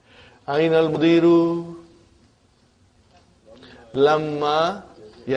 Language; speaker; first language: Arabic; non-native, fluent; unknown